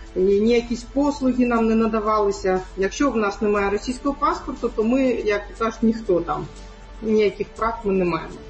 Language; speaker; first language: Ukrainian; non-native, local second language; Crimean Tatar